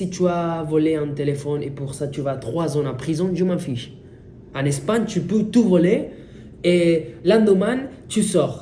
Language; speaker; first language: French; non-native, fluent; Spanish